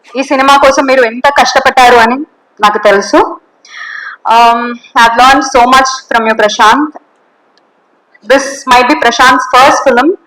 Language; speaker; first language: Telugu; non-native, learner; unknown